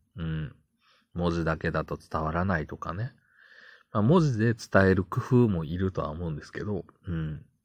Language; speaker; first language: Japanese; native; Japanese